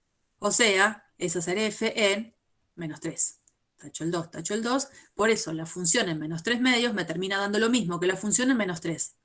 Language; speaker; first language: Spanish; native; Spanish